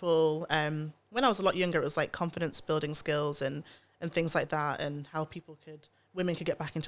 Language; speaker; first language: English; native; English